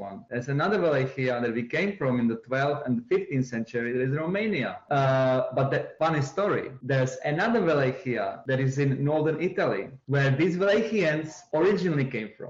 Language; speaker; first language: English; non-native, fluent; Czech